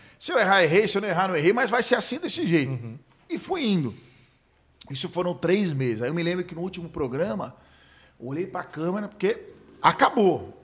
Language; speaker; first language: Portuguese; early bilingual, other home language; Hebrew